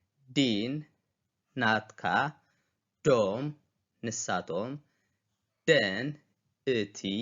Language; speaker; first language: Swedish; non-native, fluent; Tigrinya